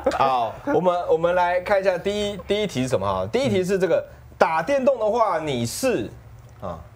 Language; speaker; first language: Chinese; native; Chinese